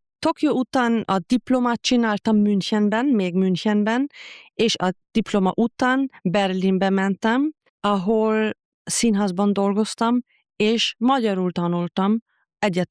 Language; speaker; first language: Hungarian; non-native, fluent; German